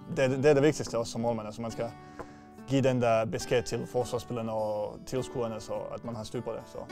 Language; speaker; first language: Danish; non-native, fluent; Finnish